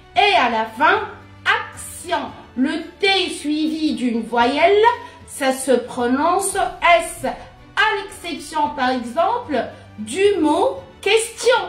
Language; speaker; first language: French; non-native, local second language; Arabic